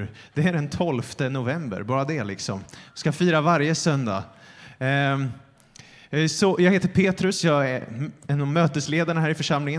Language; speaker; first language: Swedish; native; Swedish